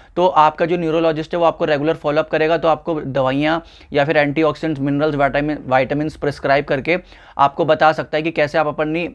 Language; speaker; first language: Hindi; native; Hindi